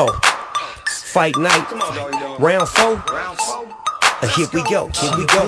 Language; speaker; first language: English; native; English